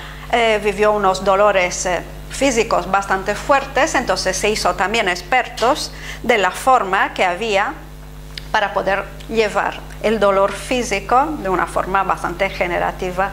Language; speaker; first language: Spanish; non-native, fluent; Italian